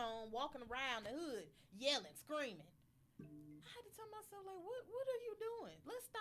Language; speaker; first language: English; native; English